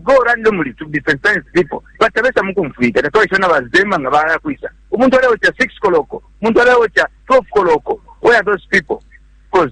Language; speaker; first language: English; non-native, local second language; Bemba